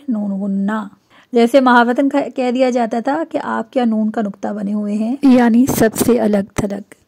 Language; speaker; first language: Urdu; native; Urdu